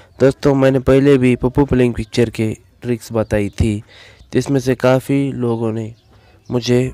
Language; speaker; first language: Hindi; non-native, local second language; Marathi